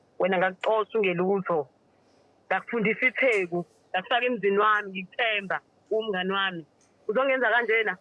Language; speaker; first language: Zulu; native; Zulu